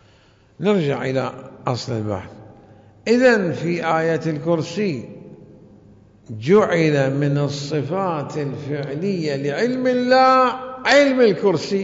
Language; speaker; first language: Arabic; native; Arabic